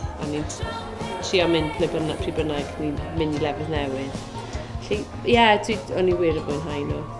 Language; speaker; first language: Welsh; native; Welsh